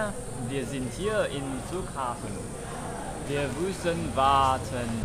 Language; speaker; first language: German; non-native, learner; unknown